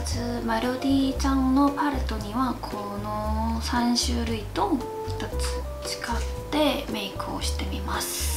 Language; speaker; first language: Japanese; non-native, learner; Korean